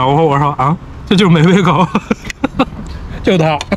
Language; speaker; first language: Chinese; native; Chinese